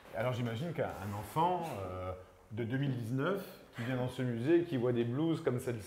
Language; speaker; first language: French; native; French